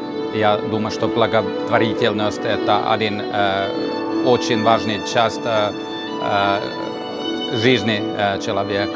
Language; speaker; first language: Russian; non-native, learner; Finnish